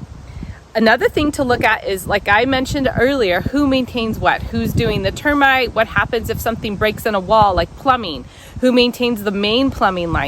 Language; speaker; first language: English; native; English